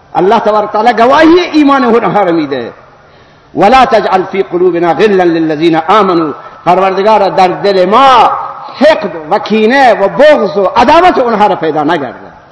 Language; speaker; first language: Persian; non-native, local second language; Baluchi